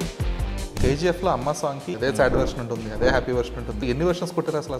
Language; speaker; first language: Telugu; native; Telugu